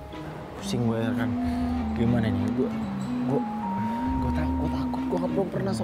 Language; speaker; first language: Indonesian; native; Indonesian